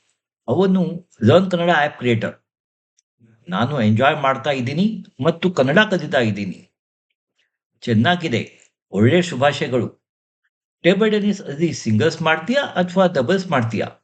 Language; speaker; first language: Kannada; non-native, learner; Marathi